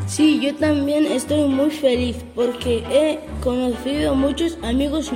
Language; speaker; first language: Spanish; early bilingual, other home language; Arabic